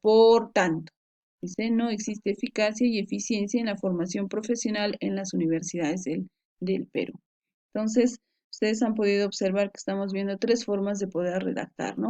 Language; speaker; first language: Spanish; native; Spanish